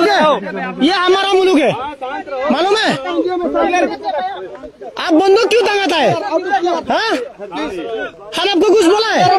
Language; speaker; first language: Hindi; non-native, learner; Bangla